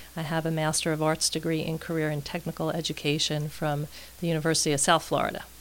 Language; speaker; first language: English; native; English